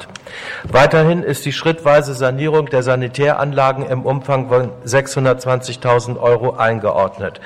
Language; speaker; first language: German; native; German